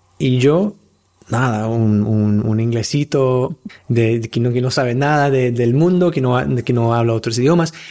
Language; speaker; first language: Spanish; non-native, fluent; English